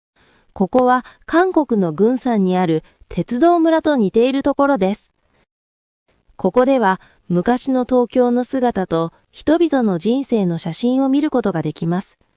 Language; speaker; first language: Japanese; non-native, fluent; Korean